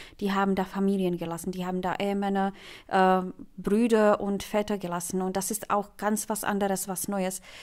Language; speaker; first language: German; non-native, fluent; Czech